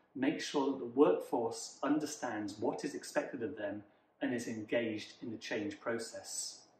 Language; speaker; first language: English; native; English